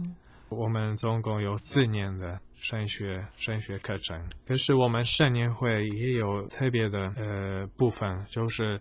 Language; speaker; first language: Chinese; non-native, fluent; Polish